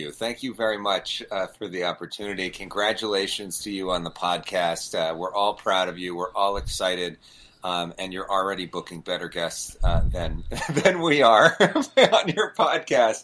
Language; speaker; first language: English; native; English